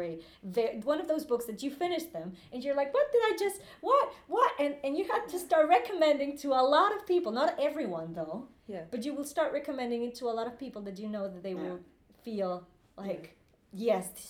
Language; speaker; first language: English; non-native, fluent; Spanish